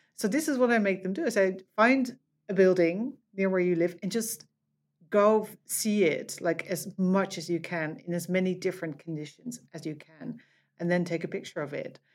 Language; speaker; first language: English; non-native, fluent; Dutch